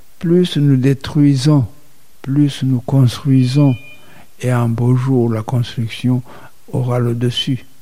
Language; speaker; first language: French; non-native, local second language; Rundi